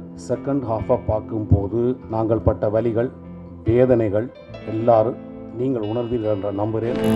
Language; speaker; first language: Tamil; native; Tamil